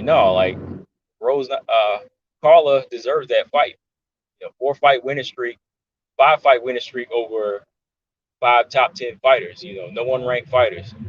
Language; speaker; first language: English; native; English